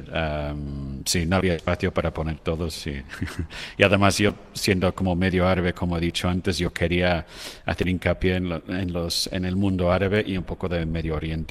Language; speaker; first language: Spanish; non-native, fluent; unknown